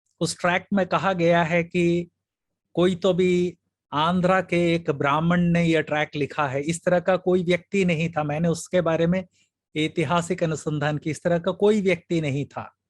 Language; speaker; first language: Hindi; native; Hindi